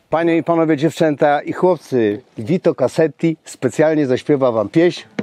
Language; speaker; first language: Polish; native; Polish